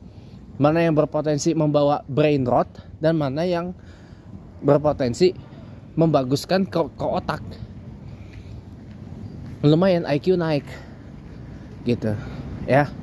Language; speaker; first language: Indonesian; native; Indonesian